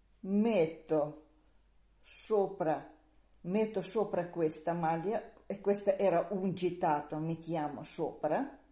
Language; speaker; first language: Italian; non-native, learner; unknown